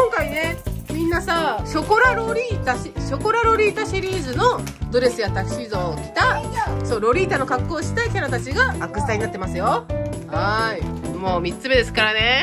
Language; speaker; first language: Japanese; native; Japanese